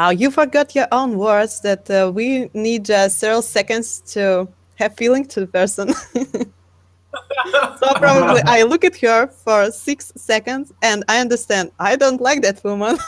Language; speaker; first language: English; non-native, learner; Russian